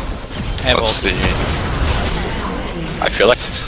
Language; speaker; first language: English; native; English